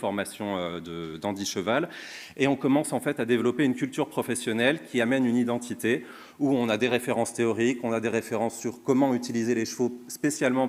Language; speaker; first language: French; native; French